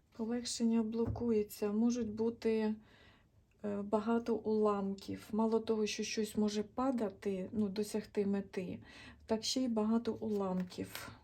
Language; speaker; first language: Ukrainian; non-native, local second language; Russian